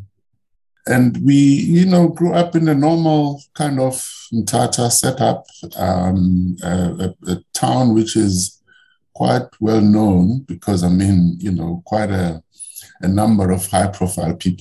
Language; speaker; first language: English; non-native, local second language; Xhosa